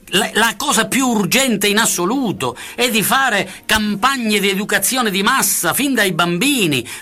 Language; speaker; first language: Italian; native; Italian